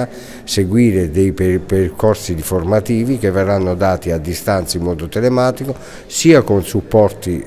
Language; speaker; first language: Italian; native; Italian